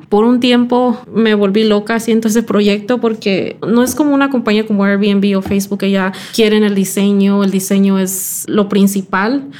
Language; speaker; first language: Spanish; early bilingual, heritage; Spanish